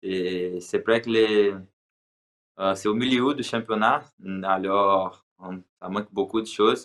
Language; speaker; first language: French; non-native, learner; Portuguese